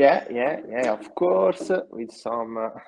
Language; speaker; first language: English; non-native, learner; Italian